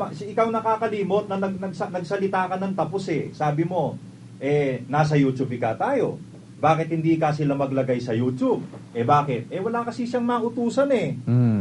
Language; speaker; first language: Filipino; native; Filipino